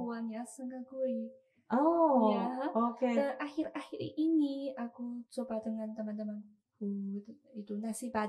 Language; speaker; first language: Indonesian; non-native, learner; Chinese